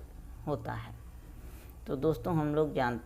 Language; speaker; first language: Hindi; native; Hindi